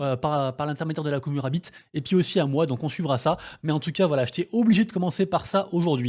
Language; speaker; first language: French; native; French